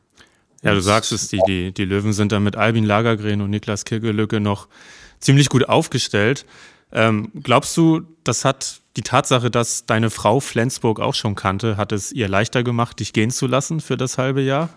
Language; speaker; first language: German; native; German